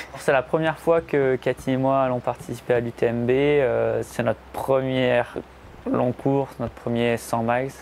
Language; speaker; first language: French; native; French